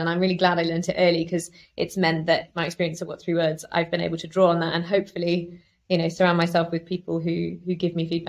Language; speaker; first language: English; native; English